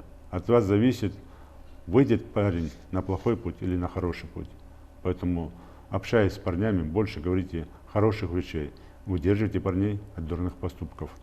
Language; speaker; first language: Russian; non-native, local second language; Ingush